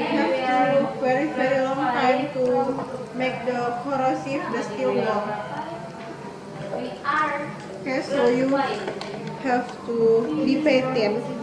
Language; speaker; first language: English; non-native, learner; Indonesian